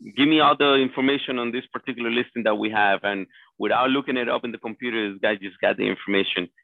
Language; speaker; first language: English; non-native, fluent; Spanish